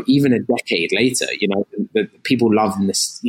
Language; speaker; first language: English; native; English